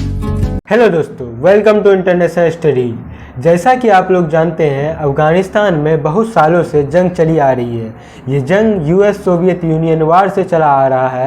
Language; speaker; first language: Hindi; native; Hindi